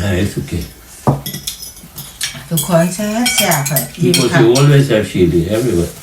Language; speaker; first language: English; non-native, learner; Swedish